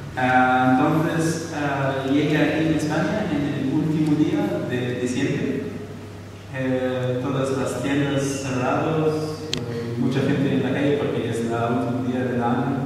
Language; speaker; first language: Spanish; non-native, learner; Arabic